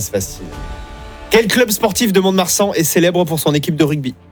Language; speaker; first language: French; native; French